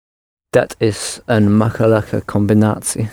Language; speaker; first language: Dutch; non-native, learner; English